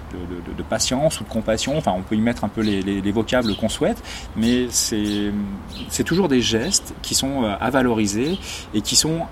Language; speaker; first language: French; native; French